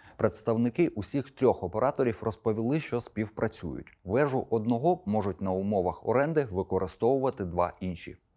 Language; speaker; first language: Ukrainian; native; Ukrainian